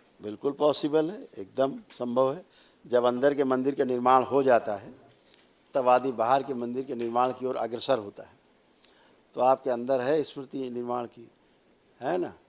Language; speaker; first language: Hindi; native; Hindi